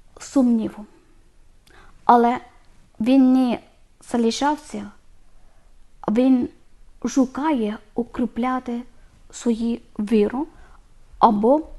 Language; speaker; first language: Ukrainian; non-native, learner; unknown